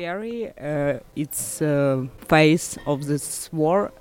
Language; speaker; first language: English; non-native, learner; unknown